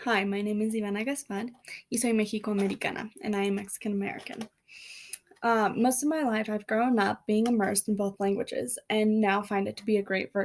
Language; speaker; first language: English; early bilingual, other home language; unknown